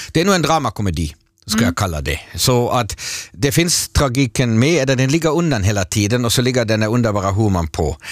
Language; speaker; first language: Swedish; native; Swedish